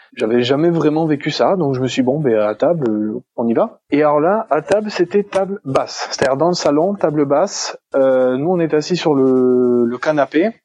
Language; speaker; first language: French; native; French